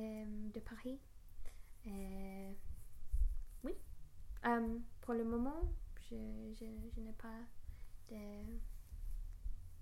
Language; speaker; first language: French; non-native, learner; English